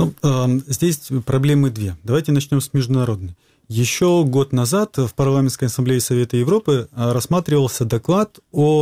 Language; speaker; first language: Russian; native; Russian